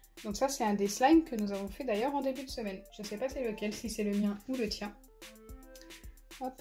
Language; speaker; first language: French; native; French